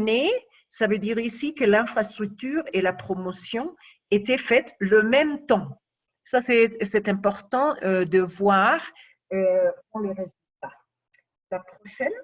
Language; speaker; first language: French; non-native, fluent; Spanish